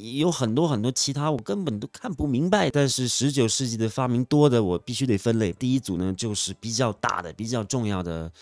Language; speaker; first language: Chinese; non-native, fluent; French